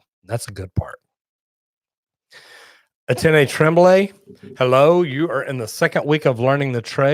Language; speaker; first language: English; native; English